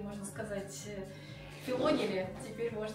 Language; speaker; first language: Russian; non-native, learner; Turkish